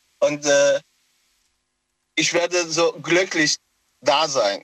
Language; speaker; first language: German; non-native, local second language; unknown